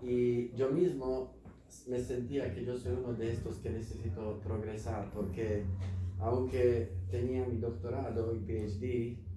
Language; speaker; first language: Spanish; non-native, fluent; Slovak